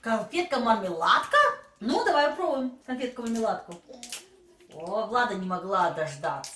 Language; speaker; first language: Russian; native; Russian